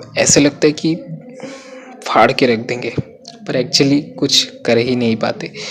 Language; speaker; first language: Hindi; non-native, local second language; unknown